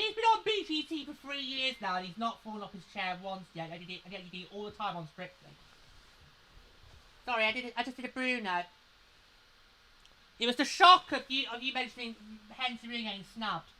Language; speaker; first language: English; native; English